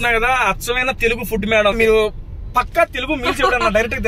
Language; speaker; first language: Telugu; native; Telugu